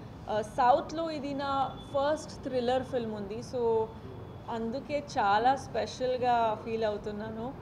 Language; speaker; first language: Telugu; non-native, fluent; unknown